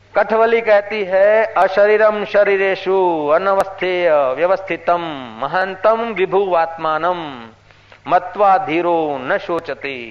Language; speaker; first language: Hindi; non-native, local second language; Sindhi